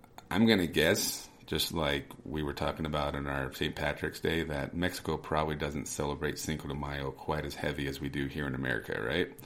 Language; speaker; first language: English; native; English